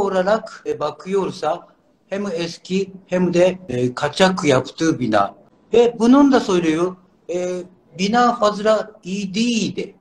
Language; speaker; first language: Turkish; non-native, learner; Japanese